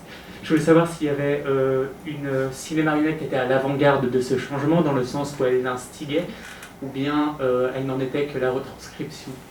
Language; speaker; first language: French; native; French